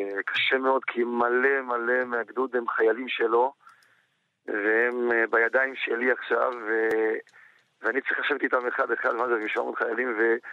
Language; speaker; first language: Hebrew; native; Hebrew